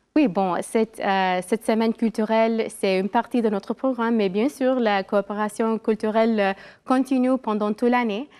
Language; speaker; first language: French; non-native, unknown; English